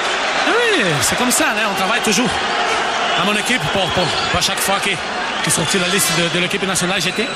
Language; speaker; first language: French; non-native, learner; Portuguese